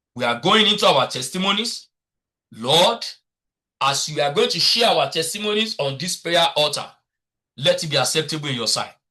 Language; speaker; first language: English; non-native, local second language; Yoruba